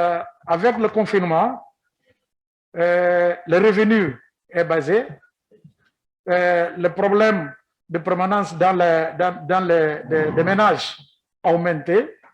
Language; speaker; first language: French; non-native, learner; Kabuverdianu